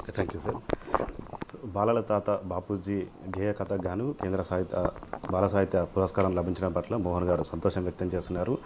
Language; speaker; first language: Telugu; native; Telugu